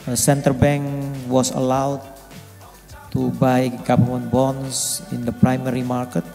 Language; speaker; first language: English; non-native, fluent; Indonesian